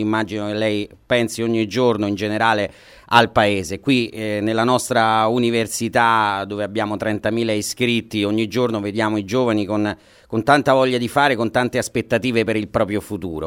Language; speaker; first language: Italian; native; Italian